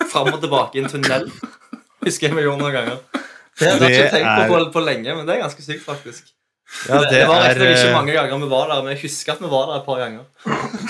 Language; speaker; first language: Norwegian; native; Norwegian